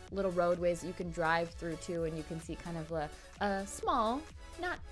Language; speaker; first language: English; native; English